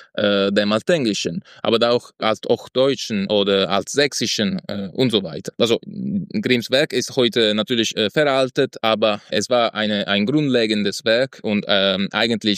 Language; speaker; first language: German; non-native, fluent; Italian